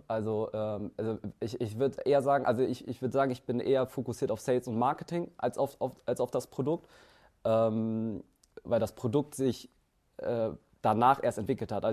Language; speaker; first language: German; early bilingual, other home language; Vietnamese